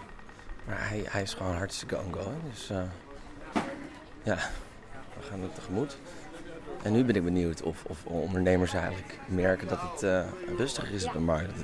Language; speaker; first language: Dutch; native; Dutch